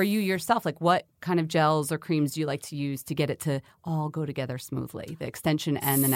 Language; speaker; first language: English; native; English